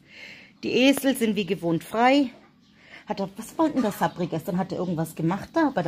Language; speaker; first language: German; native; German